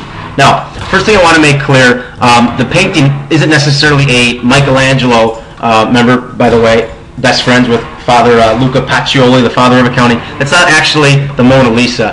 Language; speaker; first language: English; native; English